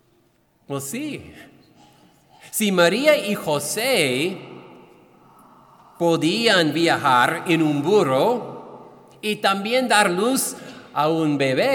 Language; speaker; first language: Spanish; non-native, fluent; English